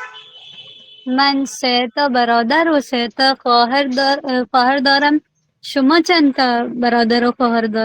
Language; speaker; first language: Persian; non-native, learner; Urdu